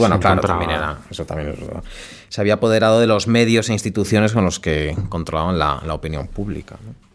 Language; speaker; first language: Spanish; native; Spanish